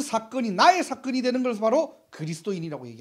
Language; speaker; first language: Korean; native; Korean